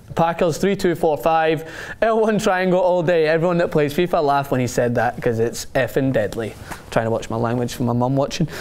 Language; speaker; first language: English; native; English